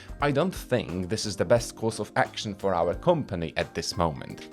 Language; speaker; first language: English; non-native, fluent; Polish